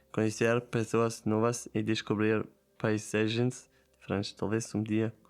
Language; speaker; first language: Portuguese; non-native, learner; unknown